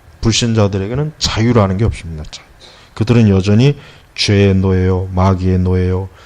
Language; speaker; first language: Korean; native; Korean